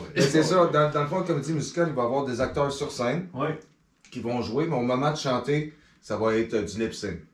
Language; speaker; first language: French; native; French